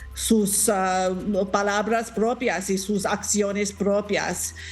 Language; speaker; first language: Spanish; non-native, learner; English